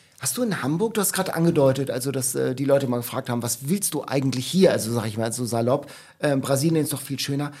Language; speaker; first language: German; native; German